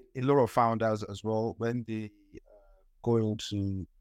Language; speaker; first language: English; non-native, local second language; Yoruba